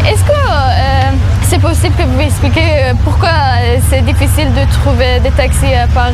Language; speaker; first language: French; non-native, fluent; Persian